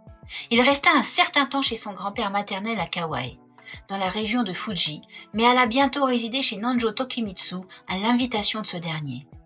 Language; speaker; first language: French; native; French